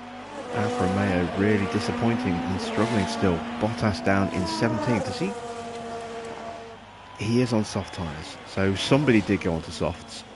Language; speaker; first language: English; native; English